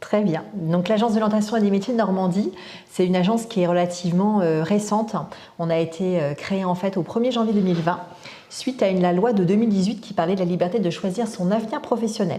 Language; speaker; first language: French; native; French